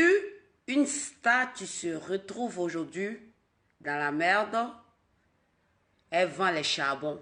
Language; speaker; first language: French; non-native, local second language; Dyula